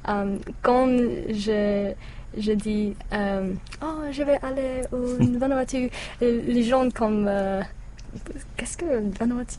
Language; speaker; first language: French; non-native, learner; English